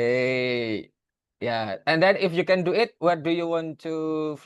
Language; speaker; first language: English; non-native, fluent; Indonesian